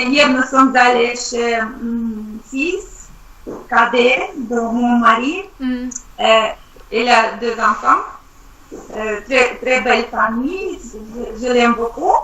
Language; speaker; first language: French; non-native, learner; Russian